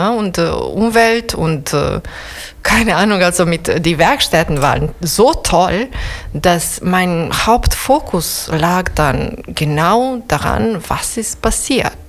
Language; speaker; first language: German; non-native, fluent; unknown